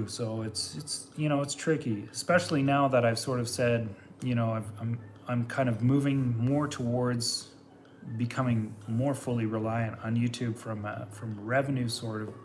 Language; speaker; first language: English; native; English